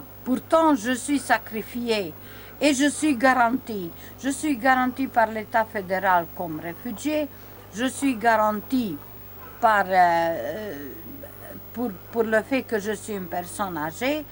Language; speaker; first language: French; non-native, learner; Romanian